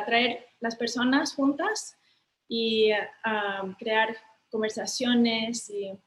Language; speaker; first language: Spanish; early bilingual, heritage; Spanish